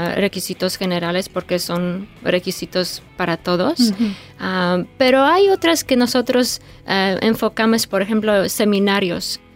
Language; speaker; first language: Spanish; non-native, fluent; Polish